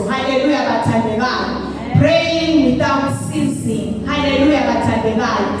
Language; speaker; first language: Zulu; non-native, local second language; Swati